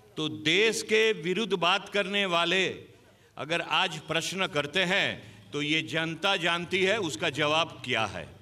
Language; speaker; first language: Hindi; non-native, local second language; Gujarati